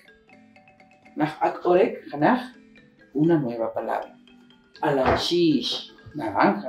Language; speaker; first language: Spanish; non-native, local second language; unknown